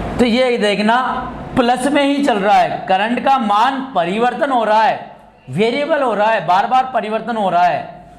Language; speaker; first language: Hindi; native; Hindi